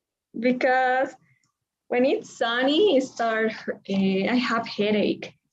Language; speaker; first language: English; non-native, fluent; Spanish